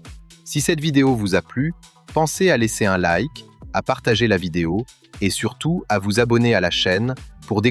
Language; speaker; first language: French; native; French